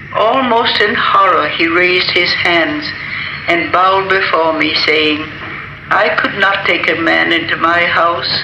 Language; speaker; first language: English; native; English